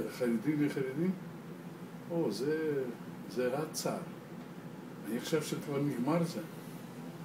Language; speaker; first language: Hebrew; non-native, learner; Russian